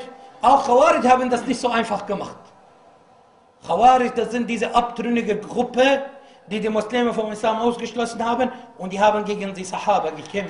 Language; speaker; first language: German; non-native, fluent; Arabic